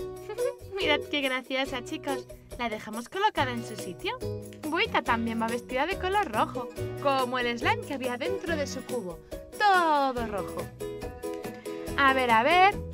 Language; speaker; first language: Spanish; native; Spanish